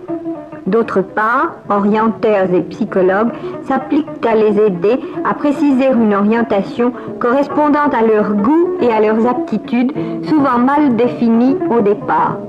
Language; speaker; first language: French; native; French